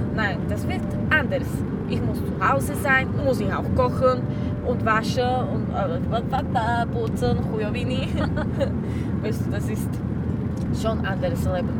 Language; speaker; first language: German; non-native, learner; Slovak